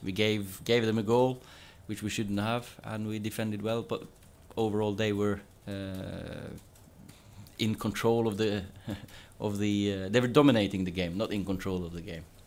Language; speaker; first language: English; non-native, fluent; Norwegian